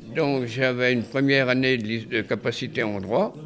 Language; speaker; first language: French; native; French